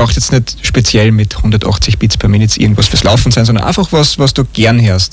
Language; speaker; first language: German; native; German